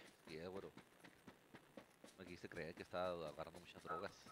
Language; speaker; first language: Spanish; native; Spanish